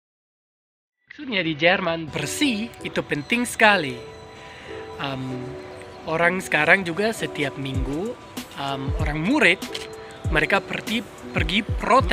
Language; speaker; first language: Indonesian; non-native, fluent; German